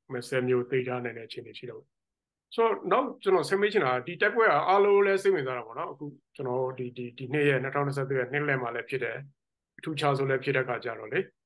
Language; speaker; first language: Burmese; native; Burmese